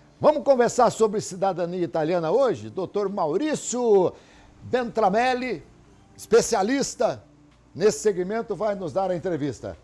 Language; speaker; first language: Portuguese; native; Portuguese